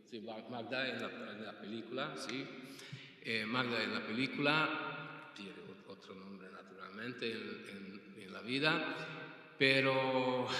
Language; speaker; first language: Spanish; non-native, fluent; Hungarian